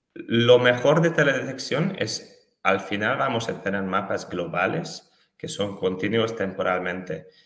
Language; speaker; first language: Spanish; non-native, fluent; Hungarian